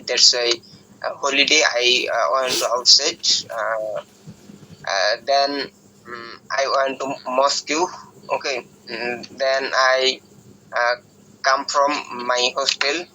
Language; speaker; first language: English; non-native, learner; Bangla